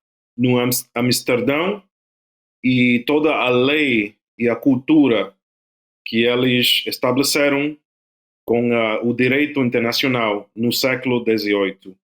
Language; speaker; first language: Portuguese; non-native, fluent; Spanish